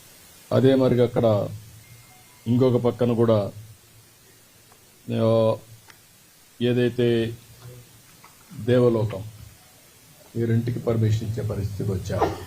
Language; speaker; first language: Telugu; native; Telugu